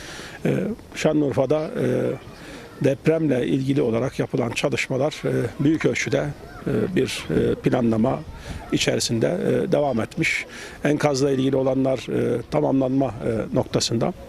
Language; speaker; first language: Turkish; native; Turkish